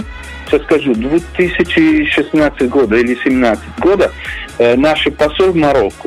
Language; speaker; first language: Russian; non-native, learner; Italian